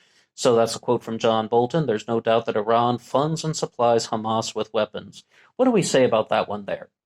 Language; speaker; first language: English; native; English